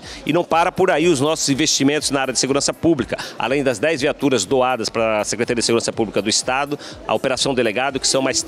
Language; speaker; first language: Portuguese; native; Portuguese